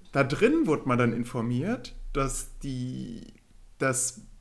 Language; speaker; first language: German; native; German